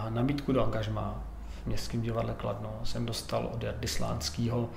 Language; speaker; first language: Czech; native; Czech